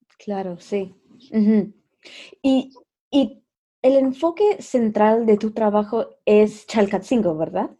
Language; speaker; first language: Spanish; native; Spanish